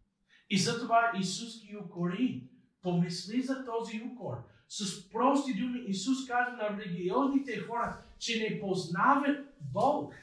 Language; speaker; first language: Bulgarian; non-native, fluent; English